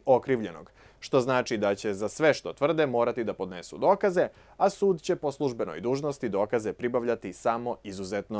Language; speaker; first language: Serbian; native; Serbian